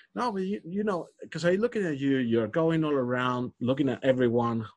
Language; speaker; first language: English; non-native, fluent; Spanish